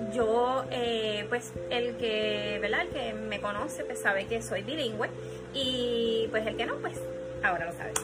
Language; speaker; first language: Spanish; early bilingual, heritage; Spanish